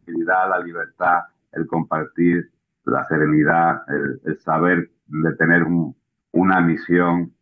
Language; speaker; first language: Spanish; native; Spanish